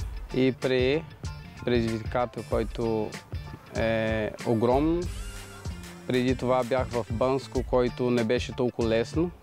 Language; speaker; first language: Bulgarian; non-native, learner; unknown